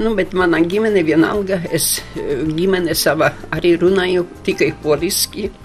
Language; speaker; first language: Latvian; non-native, local second language; Polish